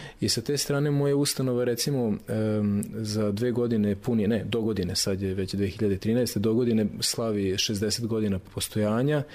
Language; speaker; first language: Serbian; native; Serbian